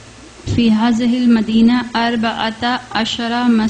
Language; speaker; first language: Arabic; non-native, learner; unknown